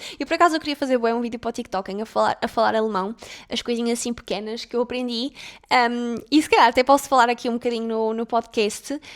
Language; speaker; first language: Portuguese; native; Portuguese